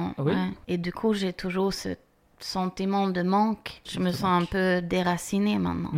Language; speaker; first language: French; non-native, fluent; Swedish